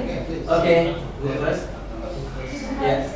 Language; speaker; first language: English; non-native, fluent; Indonesian